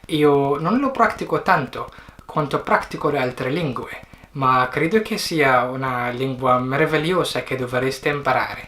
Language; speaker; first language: Italian; non-native, learner; Arabic